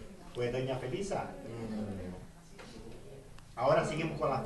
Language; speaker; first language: Spanish; native; Spanish